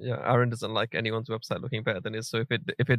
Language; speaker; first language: English; native; English